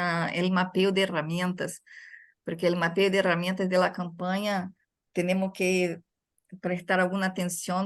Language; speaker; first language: Spanish; non-native, fluent; Portuguese